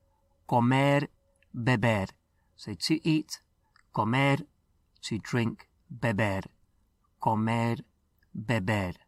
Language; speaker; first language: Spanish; non-native, fluent; English